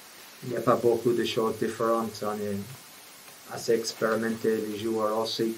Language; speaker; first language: French; non-native, fluent; English